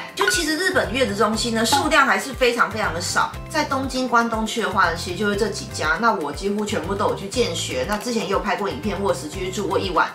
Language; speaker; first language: Chinese; native; Chinese